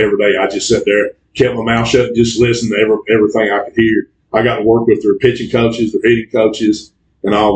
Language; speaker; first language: English; native; English